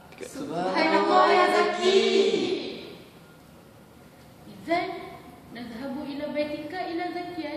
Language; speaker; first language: Arabic; non-native, learner; Malay